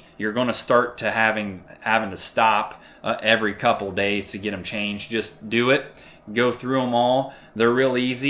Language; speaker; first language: English; native; English